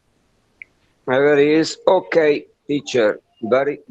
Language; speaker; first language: English; non-native, learner; Spanish